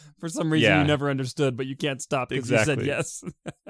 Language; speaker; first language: English; native; English